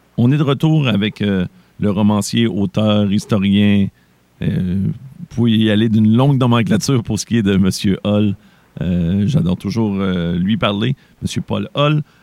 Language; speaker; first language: French; native; French